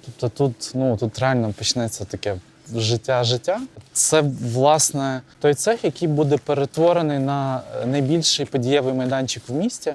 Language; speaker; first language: Ukrainian; native; Ukrainian